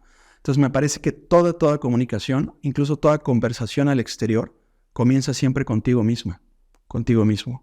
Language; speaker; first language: Spanish; native; Spanish